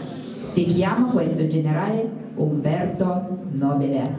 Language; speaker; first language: Italian; non-native, fluent; Russian